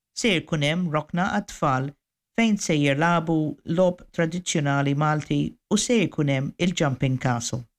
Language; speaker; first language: Maltese; native; Maltese